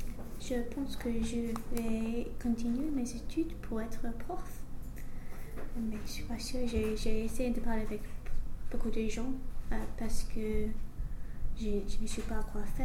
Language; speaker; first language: French; non-native, learner; English